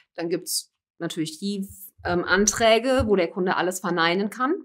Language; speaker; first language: German; native; German